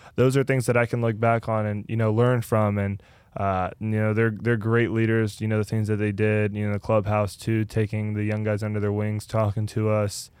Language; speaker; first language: English; early bilingual, other home language; Spanish